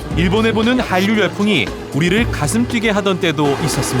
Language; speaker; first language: Korean; native; Korean